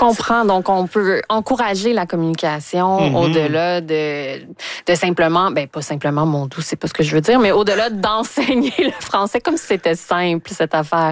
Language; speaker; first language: French; native; French